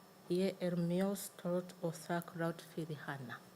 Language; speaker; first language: Icelandic; non-native, learner; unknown